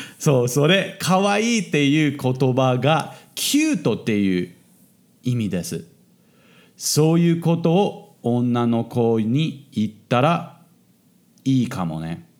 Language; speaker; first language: Japanese; non-native, fluent; English